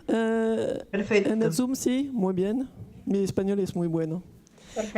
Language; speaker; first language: Spanish; non-native, fluent; Italian